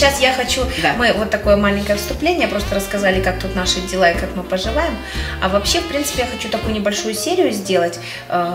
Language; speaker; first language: Russian; native; Russian